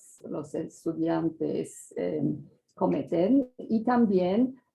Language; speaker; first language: Spanish; non-native, fluent; Polish